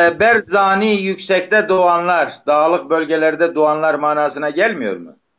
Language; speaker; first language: Turkish; non-native, local second language; Zaza